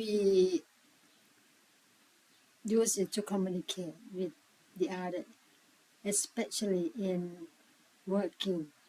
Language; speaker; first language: English; non-native, learner; Thai